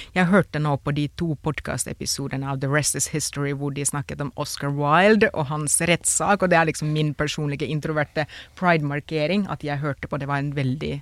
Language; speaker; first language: Norwegian; non-native, fluent; Finnish